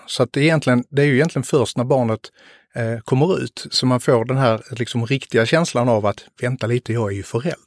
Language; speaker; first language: Swedish; native; Swedish